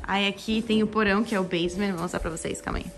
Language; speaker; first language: Portuguese; native; Portuguese